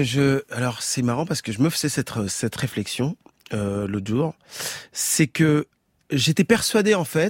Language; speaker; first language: French; native; French